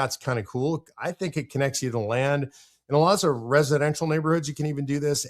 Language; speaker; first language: English; native; English